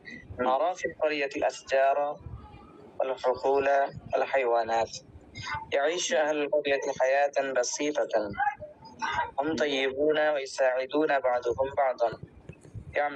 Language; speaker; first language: Arabic; non-native, learner; Bangla